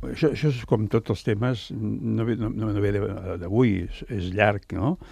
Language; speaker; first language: Catalan; native; Catalan